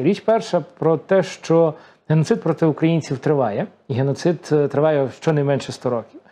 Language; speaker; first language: Ukrainian; native; Ukrainian